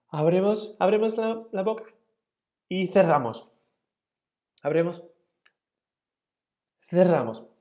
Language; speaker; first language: Spanish; non-native, fluent; English